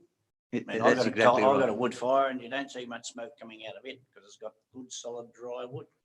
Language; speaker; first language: English; native; English